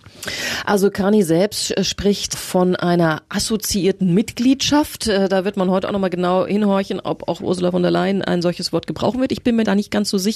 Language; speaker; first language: German; native; German